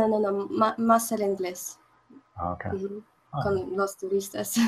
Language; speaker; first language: Spanish; non-native, learner; Russian